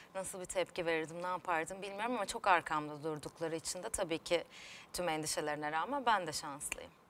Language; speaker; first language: Turkish; native; Turkish